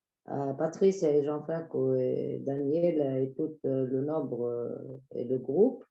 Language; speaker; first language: French; non-native, local second language; Arabic